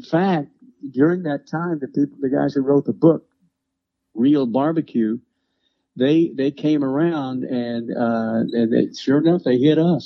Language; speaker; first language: English; native; English